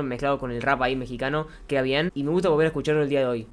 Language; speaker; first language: Spanish; native; Spanish